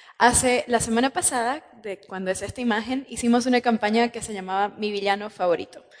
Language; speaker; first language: Spanish; native; Spanish